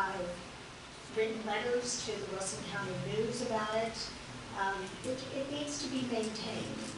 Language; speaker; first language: English; native; English